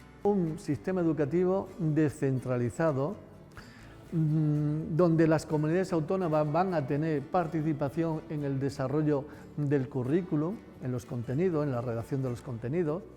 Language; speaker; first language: Spanish; native; Spanish